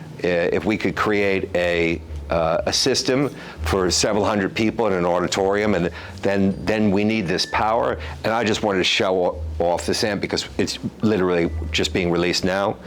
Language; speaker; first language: English; native; English